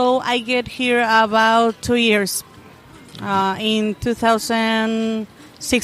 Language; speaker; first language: English; non-native, learner; Spanish